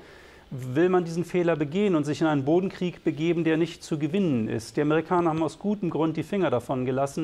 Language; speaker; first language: German; native; German